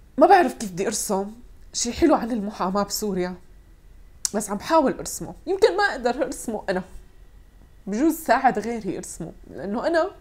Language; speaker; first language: Arabic; native; Arabic